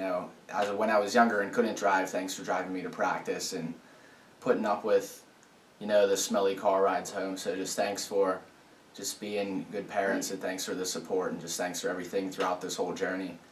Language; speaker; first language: English; native; English